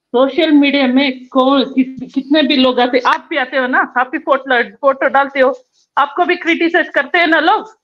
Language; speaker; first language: Hindi; non-native, local second language; Kannada